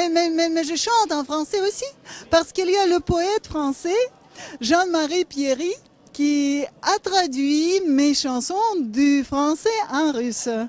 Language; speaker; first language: French; non-native, learner; Russian